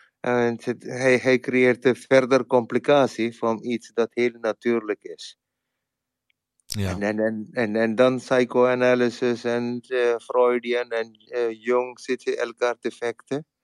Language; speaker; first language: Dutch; non-native, learner; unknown